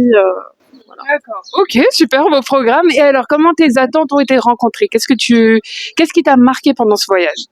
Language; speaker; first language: French; native; French